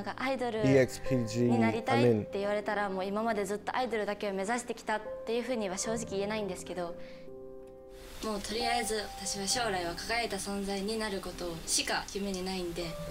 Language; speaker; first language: Japanese; native; Japanese